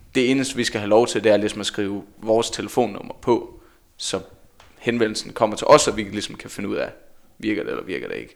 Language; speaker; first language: Danish; native; Danish